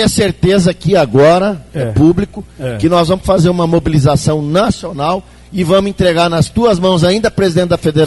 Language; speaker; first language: Portuguese; native; Portuguese